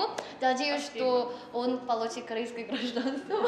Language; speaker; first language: Russian; non-native, learner; Korean